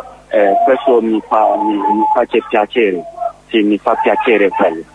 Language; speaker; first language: Italian; non-native, learner; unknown